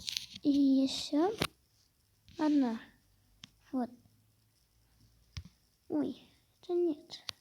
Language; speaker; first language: Russian; non-native, local second language; Kazakh